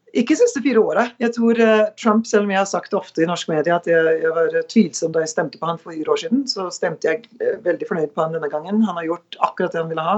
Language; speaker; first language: Norwegian; native; Norwegian